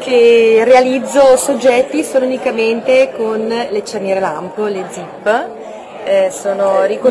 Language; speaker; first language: Italian; native; Italian